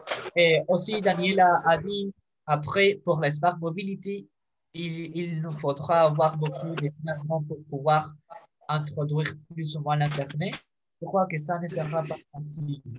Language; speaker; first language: French; non-native, fluent; Spanish